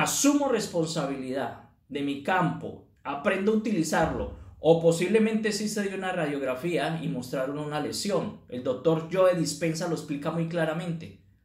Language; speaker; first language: Spanish; native; Spanish